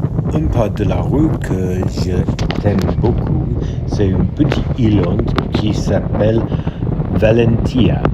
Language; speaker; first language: French; non-native, learner; English